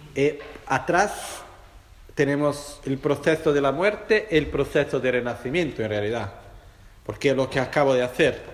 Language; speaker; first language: Spanish; non-native, fluent; Portuguese